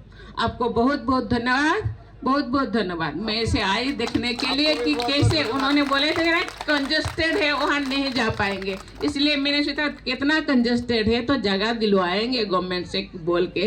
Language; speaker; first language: Hindi; non-native, local second language; Santali